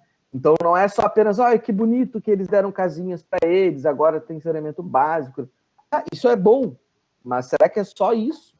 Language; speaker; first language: Portuguese; native; Portuguese